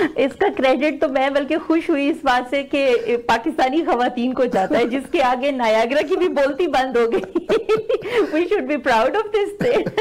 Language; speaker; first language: Urdu; native; Urdu